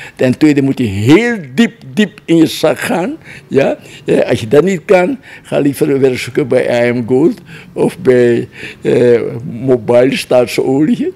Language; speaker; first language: Dutch; non-native, local second language; Javanese